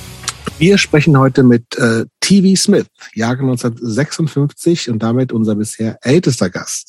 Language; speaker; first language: German; native; German